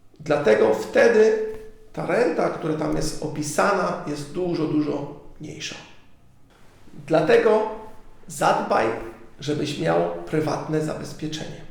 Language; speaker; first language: Polish; early bilingual, heritage; Polish